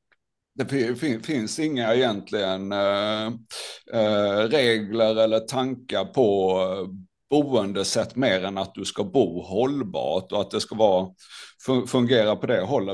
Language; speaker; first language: Swedish; native; Swedish